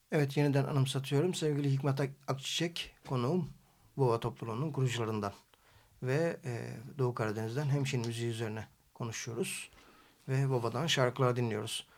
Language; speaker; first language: Turkish; native; Turkish